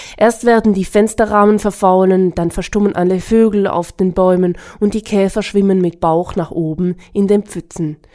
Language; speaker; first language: German; native; German